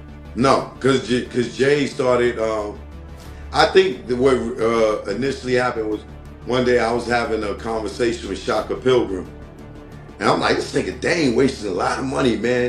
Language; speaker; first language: English; native; English